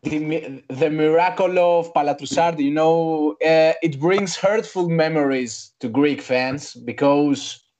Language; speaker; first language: English; non-native, fluent; Greek